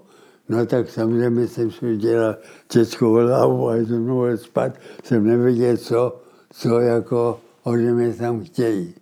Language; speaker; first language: Czech; early bilingual, heritage; Czech